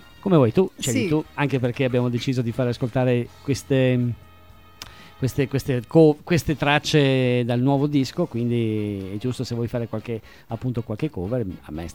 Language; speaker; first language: Italian; native; Italian